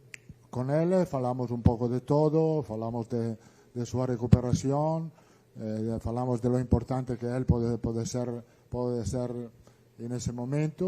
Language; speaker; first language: Portuguese; non-native, learner; Italian